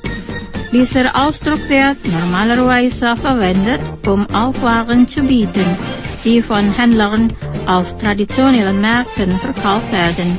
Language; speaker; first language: German; non-native, fluent; Indonesian